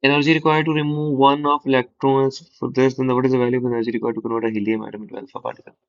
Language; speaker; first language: English; non-native, local second language; Punjabi